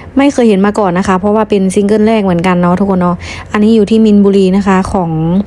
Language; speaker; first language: Thai; non-native, fluent; Lao